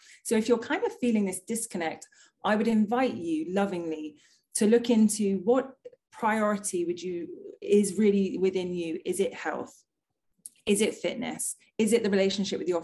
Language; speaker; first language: English; native; English